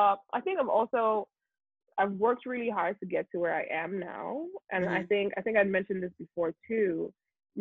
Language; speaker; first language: English; non-native, local second language; Yoruba